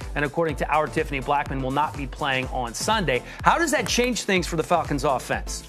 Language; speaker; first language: English; native; English